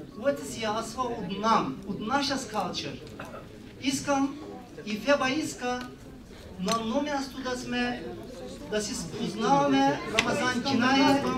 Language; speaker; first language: Bulgarian; non-native, local second language; Turkish